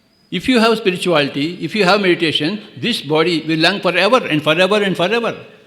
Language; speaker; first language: English; non-native, local second language; Telugu